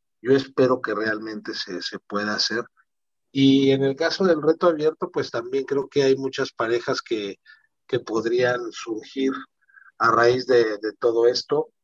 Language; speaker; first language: Spanish; native; Spanish